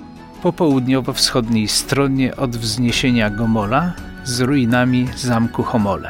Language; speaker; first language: Polish; native; Polish